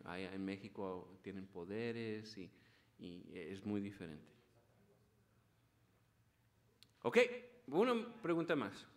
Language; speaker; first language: Spanish; early bilingual, heritage; Spanish